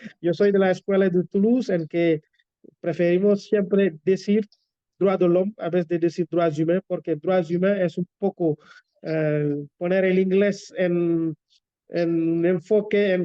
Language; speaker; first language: Spanish; non-native, fluent; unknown